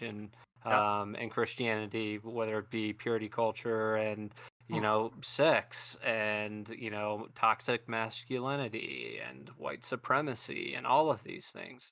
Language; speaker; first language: English; native; English